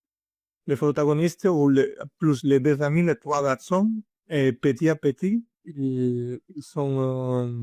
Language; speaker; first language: French; non-native, learner; Spanish